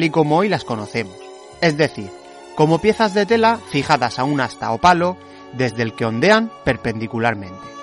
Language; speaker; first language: Spanish; native; Spanish